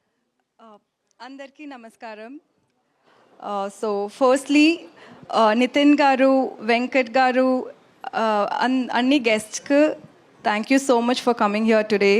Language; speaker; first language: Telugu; non-native, learner; Tamil